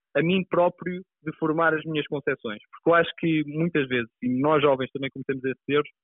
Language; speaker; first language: Portuguese; native; Portuguese